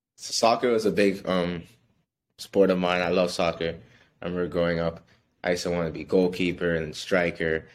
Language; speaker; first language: English; native; English